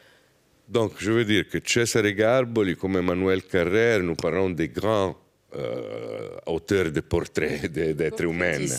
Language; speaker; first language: French; non-native, fluent; Italian